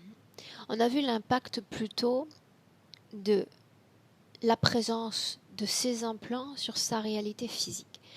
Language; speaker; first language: French; native; French